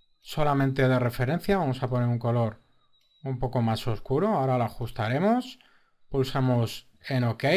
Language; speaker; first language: Spanish; native; Spanish